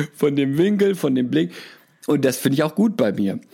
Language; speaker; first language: German; native; German